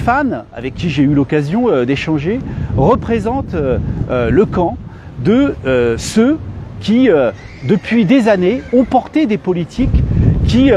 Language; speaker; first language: French; native; French